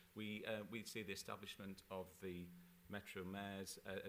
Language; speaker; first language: English; native; English